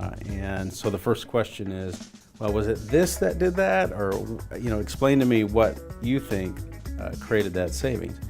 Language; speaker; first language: English; native; English